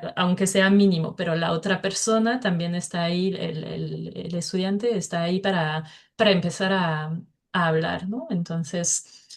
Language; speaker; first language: Spanish; non-native, fluent; French